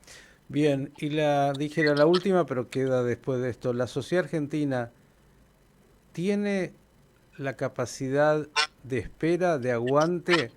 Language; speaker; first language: Spanish; native; Spanish